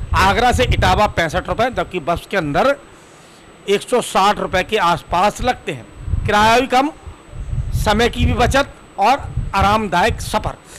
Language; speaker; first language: Hindi; native; Hindi